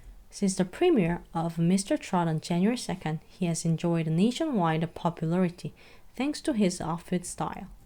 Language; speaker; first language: English; non-native, fluent; Korean